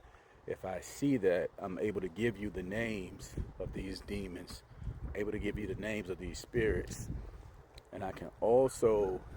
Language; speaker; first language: English; native; English